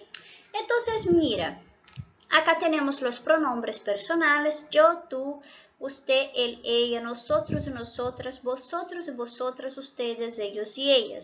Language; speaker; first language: Spanish; non-native, fluent; Portuguese